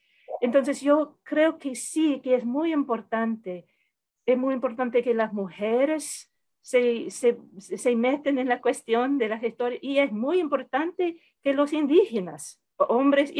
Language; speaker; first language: Spanish; non-native, fluent; English